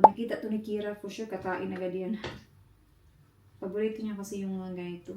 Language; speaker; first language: Filipino; native; Filipino